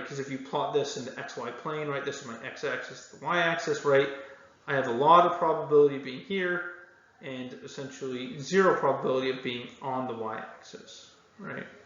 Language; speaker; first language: English; native; English